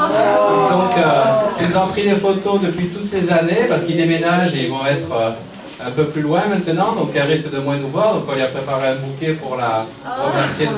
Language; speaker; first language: French; native; French